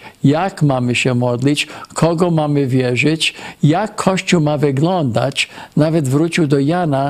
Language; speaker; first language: Polish; non-native, fluent; English